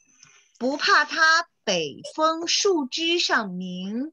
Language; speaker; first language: Chinese; native; Chinese